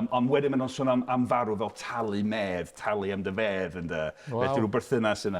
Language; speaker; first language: Welsh; non-native, fluent; English